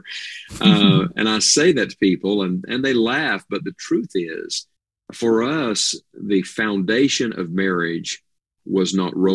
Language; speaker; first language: English; native; English